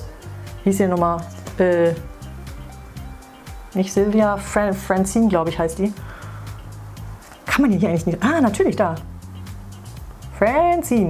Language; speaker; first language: German; native; German